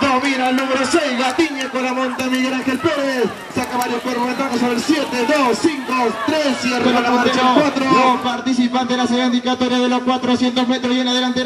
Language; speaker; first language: Spanish; native; Spanish